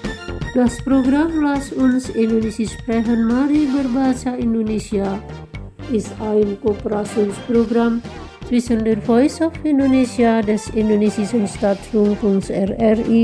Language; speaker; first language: German; non-native, fluent; Indonesian